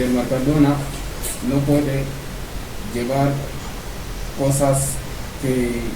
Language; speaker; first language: Spanish; non-native, learner; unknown